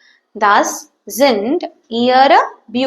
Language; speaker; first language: German; non-native, fluent; Tamil